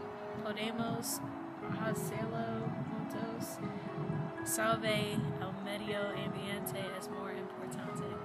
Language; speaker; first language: Spanish; non-native, learner; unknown